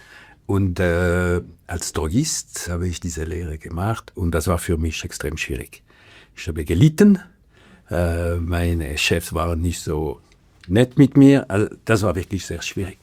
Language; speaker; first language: German; non-native, local second language; French